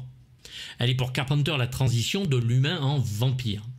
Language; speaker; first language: French; native; French